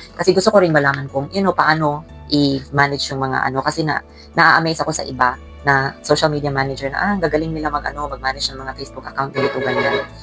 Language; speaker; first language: Filipino; non-native, local second language; Cebuano